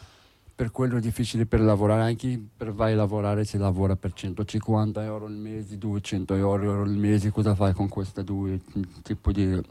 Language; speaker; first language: Italian; non-native, learner; Arabic